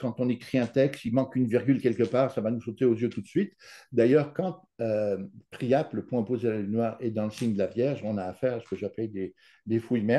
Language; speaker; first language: French; native; French